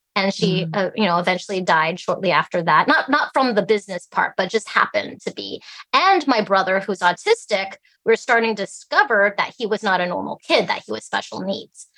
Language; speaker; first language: English; early bilingual, other home language; Cantonese